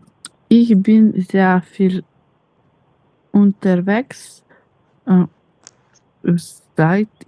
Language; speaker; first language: German; non-native, learner; Macedonian